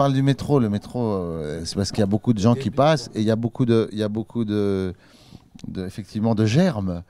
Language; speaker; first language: French; native; French